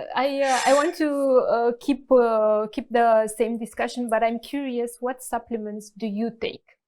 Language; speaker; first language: English; non-native, fluent; Romanian